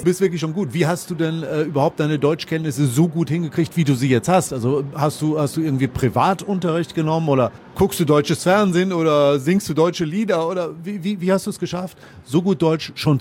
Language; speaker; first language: German; native; German